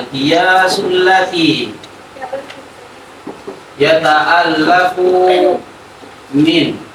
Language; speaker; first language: Arabic; non-native, fluent; Indonesian